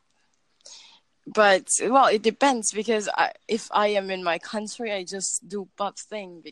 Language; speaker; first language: English; non-native, local second language; Filipino